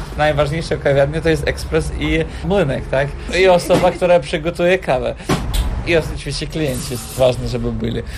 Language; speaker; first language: Polish; non-native, fluent; Ukrainian